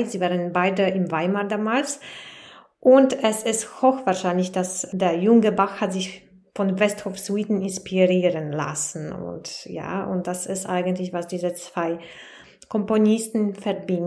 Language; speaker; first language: German; non-native, fluent; Polish